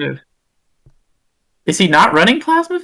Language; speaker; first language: English; native; English